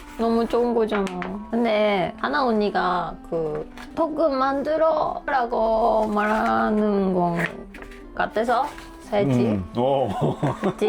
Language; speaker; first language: Korean; non-native, learner; Japanese